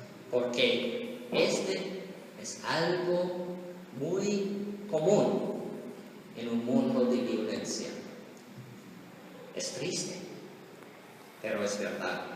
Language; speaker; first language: Spanish; non-native, learner; English